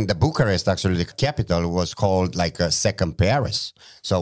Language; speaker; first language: English; non-native, fluent; Romanian